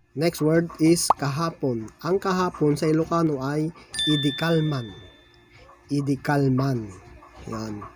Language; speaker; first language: Filipino; non-native, local second language; Iloko